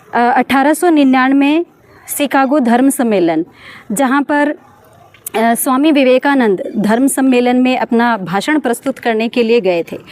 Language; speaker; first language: Hindi; native; Hindi